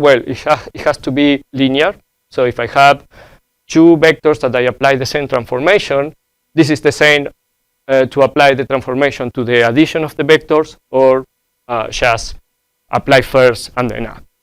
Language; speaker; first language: English; non-native, fluent; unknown